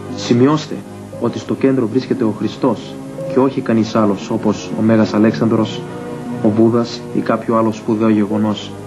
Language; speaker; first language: Greek; early bilingual, heritage; Greek